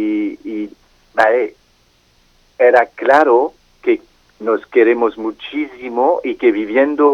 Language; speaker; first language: Spanish; non-native, fluent; French